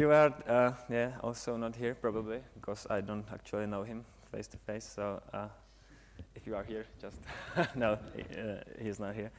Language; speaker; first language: English; non-native, fluent; Czech